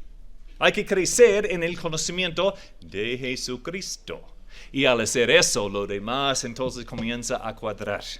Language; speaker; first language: Spanish; non-native, fluent; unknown